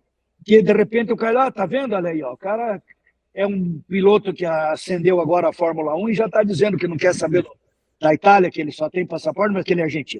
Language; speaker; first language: Portuguese; native; Portuguese